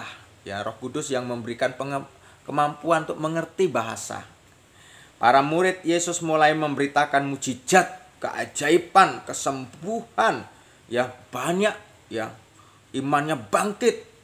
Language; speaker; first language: Indonesian; native; Indonesian